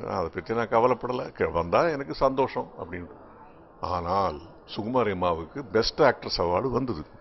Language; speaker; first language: Tamil; native; Tamil